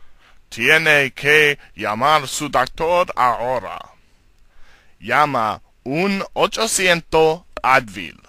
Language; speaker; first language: Spanish; non-native, learner; English